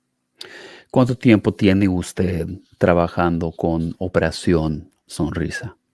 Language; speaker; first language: Spanish; non-native, fluent; English